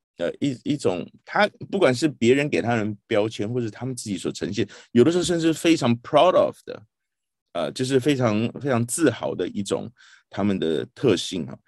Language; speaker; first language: Chinese; native; Chinese